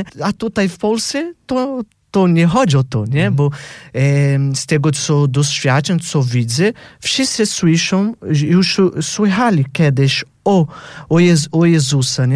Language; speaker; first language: Polish; non-native, fluent; Portuguese